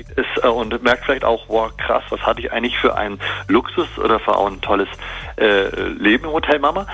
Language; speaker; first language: German; native; German